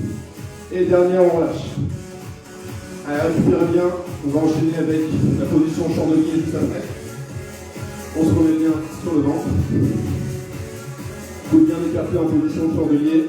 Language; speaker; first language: French; native; French